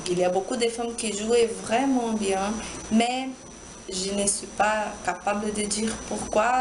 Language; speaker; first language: French; non-native, learner; Portuguese